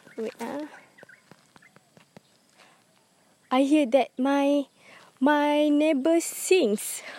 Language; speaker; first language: English; non-native, learner; Malay